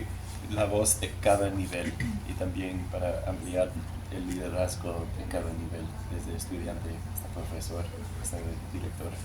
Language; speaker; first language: Spanish; non-native, learner; English